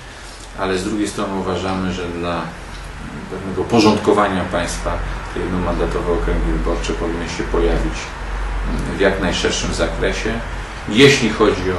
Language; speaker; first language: Polish; native; Polish